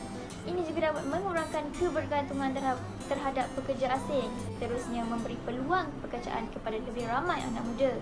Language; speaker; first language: Malay; native; Malay